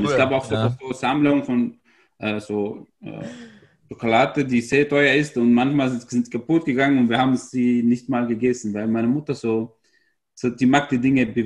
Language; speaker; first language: German; non-native, fluent; Arabic